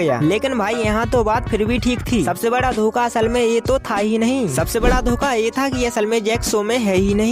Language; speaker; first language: Hindi; native; Hindi